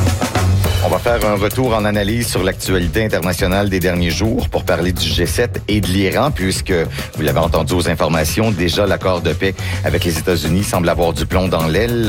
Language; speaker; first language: French; native; French